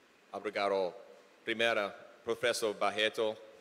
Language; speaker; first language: Portuguese; non-native, learner; English